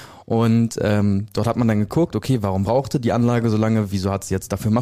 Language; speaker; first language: German; native; German